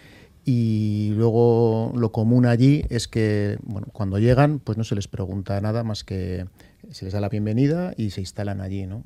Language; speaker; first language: Spanish; native; Spanish